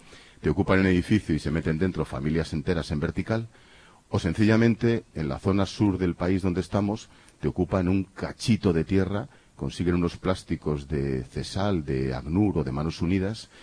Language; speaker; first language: Spanish; native; Spanish